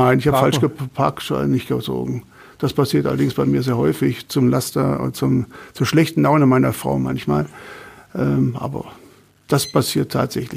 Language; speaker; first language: German; native; German